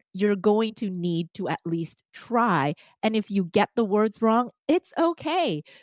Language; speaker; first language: English; non-native, fluent; Cantonese